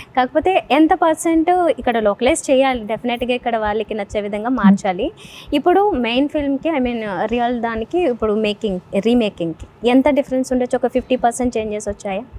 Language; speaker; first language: Telugu; native; Telugu